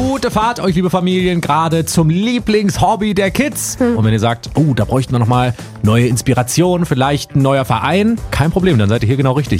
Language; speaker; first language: German; native; German